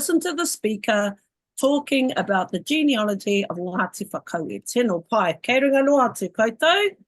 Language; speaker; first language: Māori; non-native, local second language; English